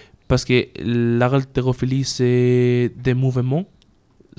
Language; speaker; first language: French; non-native, learner; Spanish